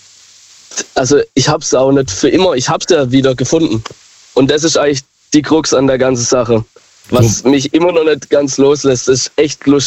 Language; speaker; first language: German; native; German